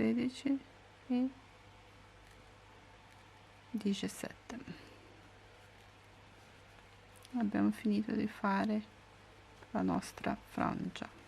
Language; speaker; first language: Italian; non-native, learner; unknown